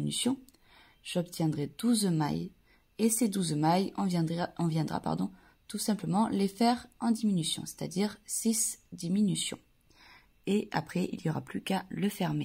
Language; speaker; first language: French; native; French